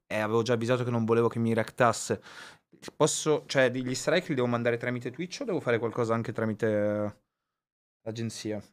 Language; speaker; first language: Italian; native; Italian